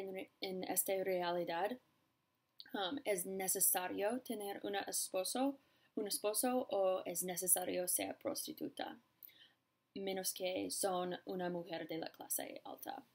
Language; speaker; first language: Spanish; non-native, learner; English